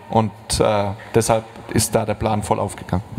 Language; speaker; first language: German; native; German